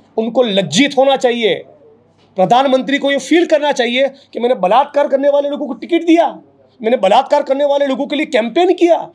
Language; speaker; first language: Hindi; non-native, local second language; Gujarati